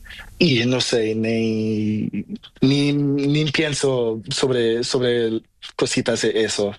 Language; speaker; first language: Spanish; non-native, learner; Portuguese